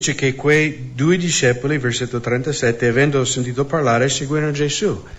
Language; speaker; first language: Italian; non-native, fluent; English